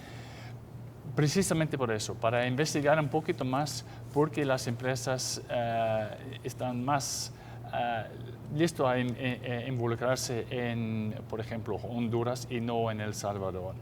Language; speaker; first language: Spanish; non-native, fluent; English